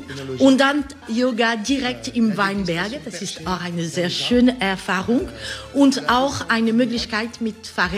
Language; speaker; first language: German; non-native, learner; French